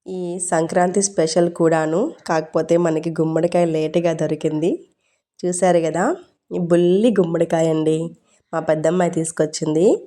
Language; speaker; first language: Telugu; non-native, local second language; Urdu